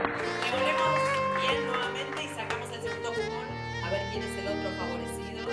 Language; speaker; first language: Spanish; native; Spanish